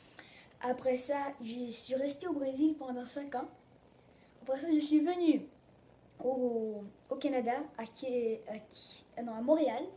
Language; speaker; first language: French; early bilingual, other home language; Portuguese